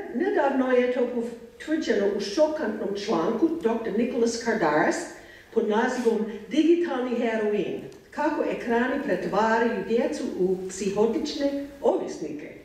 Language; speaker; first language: Croatian; non-native, fluent; English